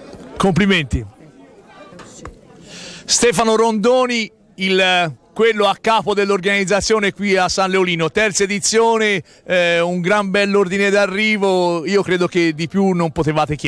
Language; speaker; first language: Italian; native; Italian